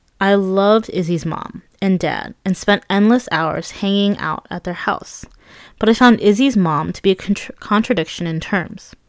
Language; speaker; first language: English; early bilingual, other home language; Persian